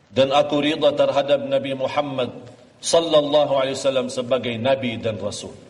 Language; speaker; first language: Malay; non-native, fluent; Arabic